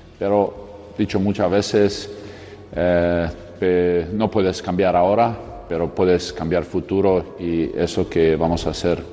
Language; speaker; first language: Spanish; non-native, learner; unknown